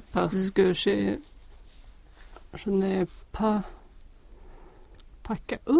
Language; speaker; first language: French; non-native, learner; Swedish